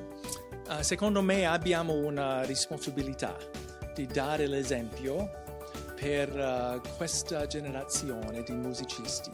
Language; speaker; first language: Italian; non-native, fluent; English